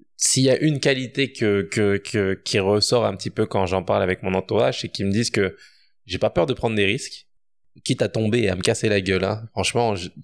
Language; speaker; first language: French; native; French